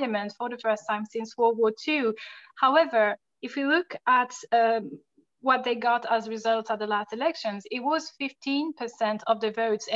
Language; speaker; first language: English; non-native, fluent; French